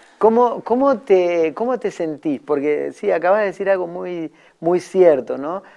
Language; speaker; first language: Spanish; native; Spanish